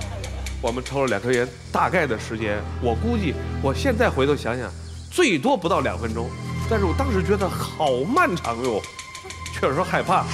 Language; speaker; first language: Chinese; native; Chinese